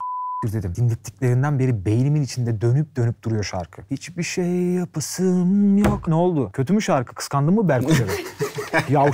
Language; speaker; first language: Turkish; native; Turkish